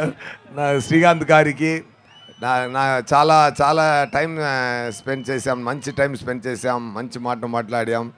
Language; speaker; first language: Telugu; non-native, fluent; Tamil